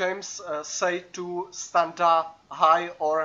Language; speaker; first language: English; non-native, learner; Czech